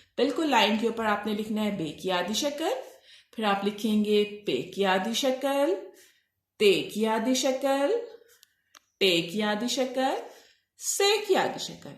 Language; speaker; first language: Urdu; non-native, local second language; Punjabi